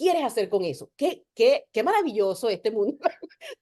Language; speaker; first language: Spanish; native; Spanish